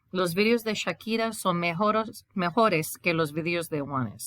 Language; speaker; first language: Spanish; non-native, fluent; English